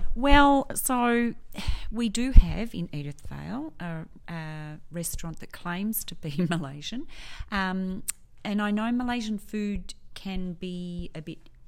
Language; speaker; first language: English; native; English